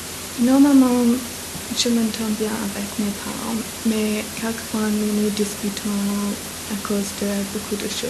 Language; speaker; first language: French; non-native, learner; English